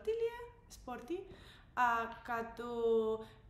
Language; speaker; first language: Bulgarian; non-native, learner; English